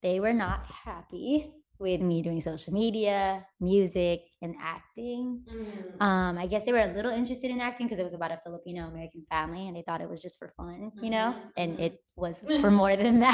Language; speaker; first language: English; native; English